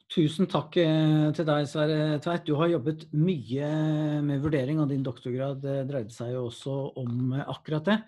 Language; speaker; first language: Norwegian; native; Norwegian